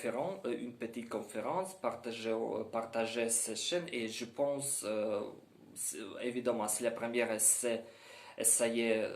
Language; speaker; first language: French; non-native, learner; Ukrainian